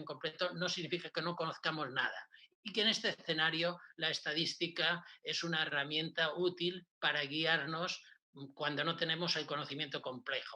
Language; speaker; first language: Spanish; native; Spanish